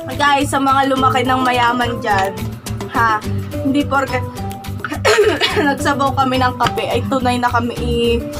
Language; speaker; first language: Filipino; native; Filipino